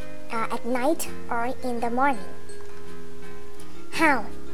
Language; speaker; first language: English; non-native, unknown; Vietnamese